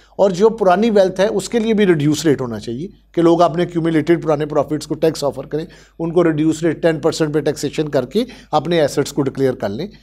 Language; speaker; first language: Urdu; native; Urdu